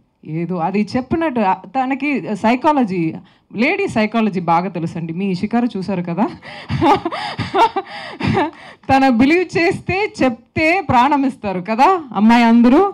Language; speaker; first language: Telugu; non-native, local second language; Tamil